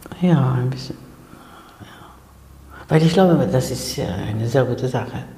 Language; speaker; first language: German; non-native, fluent; Spanish